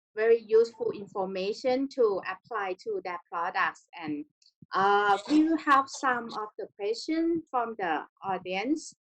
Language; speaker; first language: English; non-native, learner; Thai